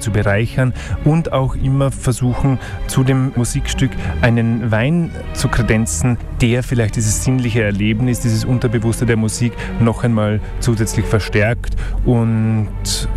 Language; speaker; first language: German; native; German